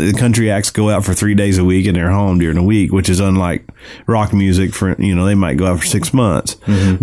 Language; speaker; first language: English; native; English